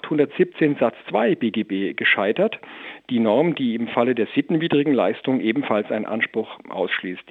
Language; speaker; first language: German; native; German